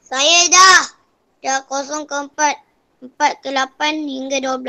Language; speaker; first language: Malay; native; Malay